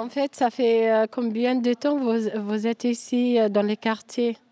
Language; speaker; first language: French; non-native, learner; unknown